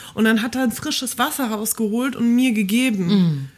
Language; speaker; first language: German; early bilingual, other home language; Polish